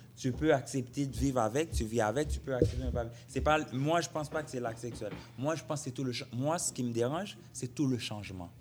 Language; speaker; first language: French; non-native, local second language; Haitian Creole